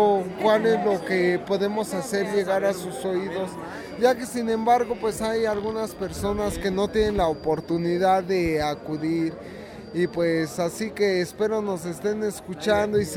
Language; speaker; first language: Spanish; native; Spanish